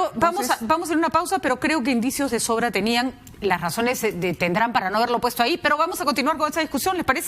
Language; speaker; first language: Spanish; native; Spanish